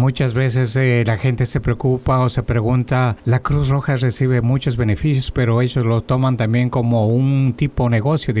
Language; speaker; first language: Spanish; native; Spanish